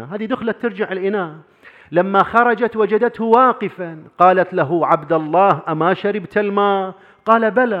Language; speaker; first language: Arabic; native; Arabic